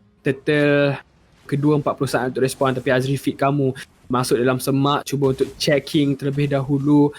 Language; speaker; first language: Malay; native; Malay